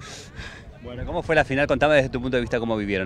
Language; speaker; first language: Spanish; native; Spanish